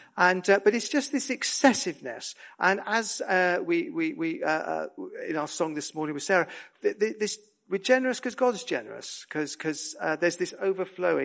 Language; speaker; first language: English; native; English